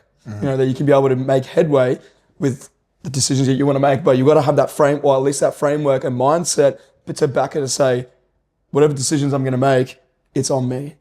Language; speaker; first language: English; native; English